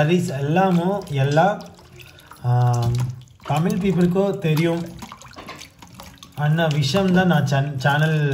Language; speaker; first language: Tamil; non-native, learner; Telugu